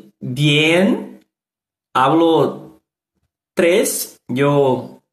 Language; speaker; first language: Spanish; non-native, learner; Portuguese